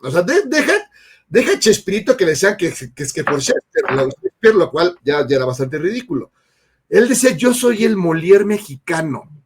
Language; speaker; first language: Spanish; native; Spanish